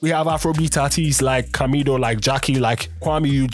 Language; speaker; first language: English; non-native, local second language; Akan